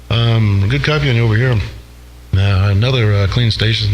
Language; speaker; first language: English; native; English